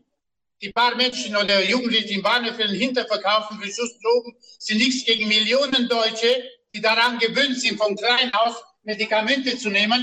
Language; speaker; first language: German; non-native, fluent; Romanian